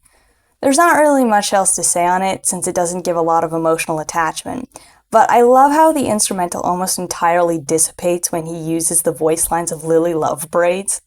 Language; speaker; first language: English; native; English